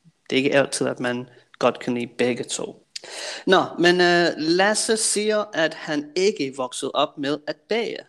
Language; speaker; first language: Danish; native; Danish